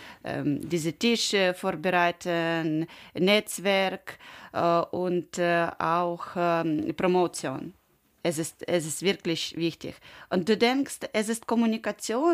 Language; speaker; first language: German; non-native, learner; Ukrainian